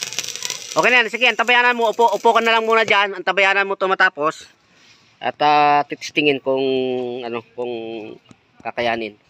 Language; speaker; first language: Filipino; native; Filipino